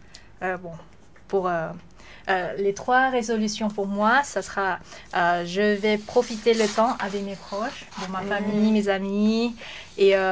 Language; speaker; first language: French; non-native, learner; Lao